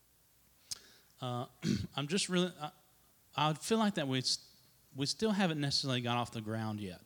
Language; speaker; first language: English; native; English